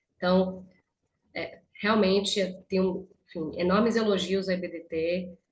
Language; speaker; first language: Portuguese; native; Portuguese